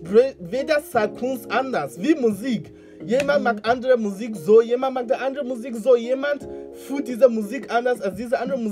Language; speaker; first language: German; non-native, learner; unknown